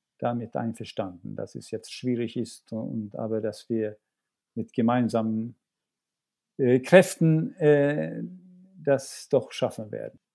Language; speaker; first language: German; non-native, fluent; Swedish